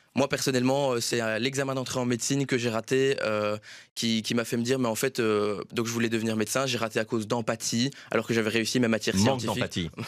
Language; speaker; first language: French; native; French